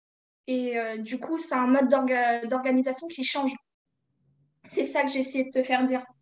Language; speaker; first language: French; native; French